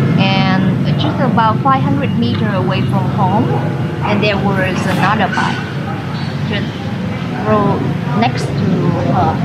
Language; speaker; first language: English; non-native, fluent; Vietnamese